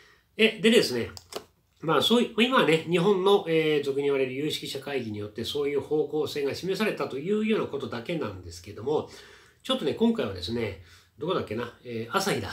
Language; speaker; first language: Japanese; native; Japanese